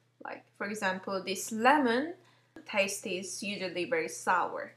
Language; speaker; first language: English; non-native, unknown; Korean